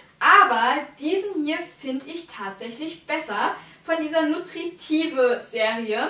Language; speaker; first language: German; native; German